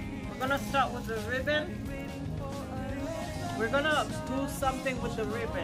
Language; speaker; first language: English; non-native, fluent; Haitian Creole